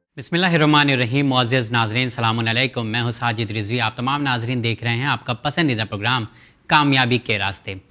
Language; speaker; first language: Hindi; native; Hindi